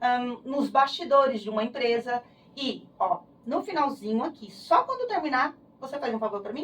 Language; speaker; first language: Portuguese; native; Portuguese